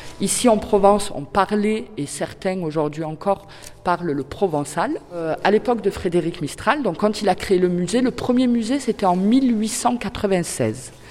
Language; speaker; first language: French; native; French